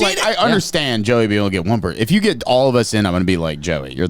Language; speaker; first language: English; native; English